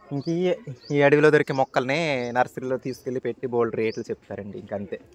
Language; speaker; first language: Telugu; native; Telugu